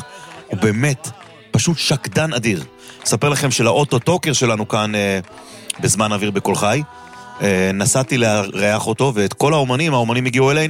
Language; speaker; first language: Hebrew; native; Hebrew